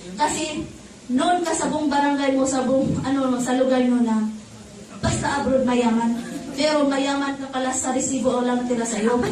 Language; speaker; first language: Filipino; non-native, local second language; Cebuano